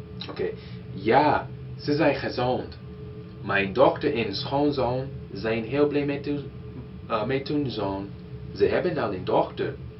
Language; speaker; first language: Dutch; non-native, learner; English